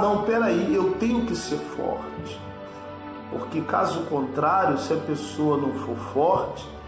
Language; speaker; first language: Portuguese; native; Portuguese